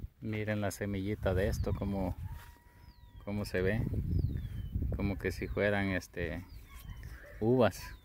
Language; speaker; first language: Spanish; native; Spanish